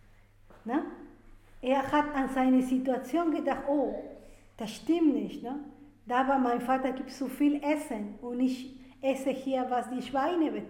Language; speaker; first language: German; non-native, fluent; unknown